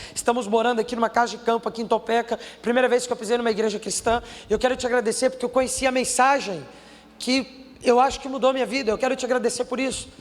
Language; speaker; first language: Portuguese; native; Portuguese